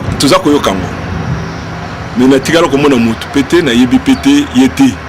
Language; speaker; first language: Lingala; non-native, local second language; Luba-Lulua